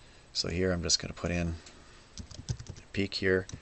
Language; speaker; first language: English; native; English